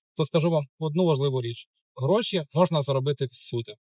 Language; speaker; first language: Ukrainian; native; Ukrainian